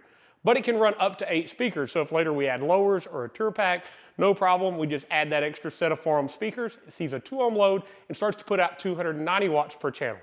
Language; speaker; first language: English; native; English